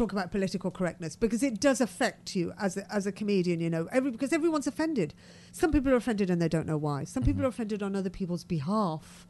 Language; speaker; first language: English; native; English